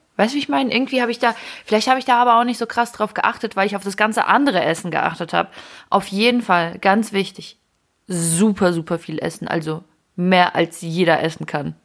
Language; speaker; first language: German; early bilingual, other home language; Ukrainian